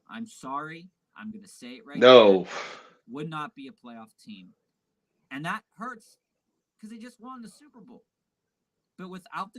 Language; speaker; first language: English; native; English